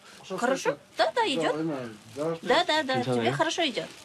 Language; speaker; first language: Russian; non-native, local second language; Kyrgyz